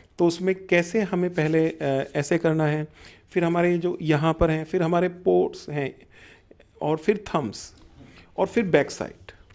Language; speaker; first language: Hindi; non-native, local second language; Punjabi